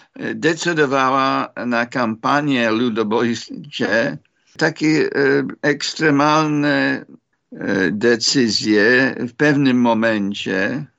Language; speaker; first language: Polish; non-native, fluent; English